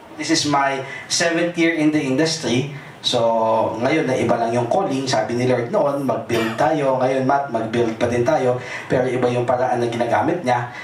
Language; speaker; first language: Filipino; non-native, local second language; Cebuano